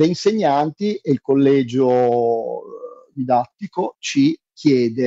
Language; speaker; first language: Italian; native; Italian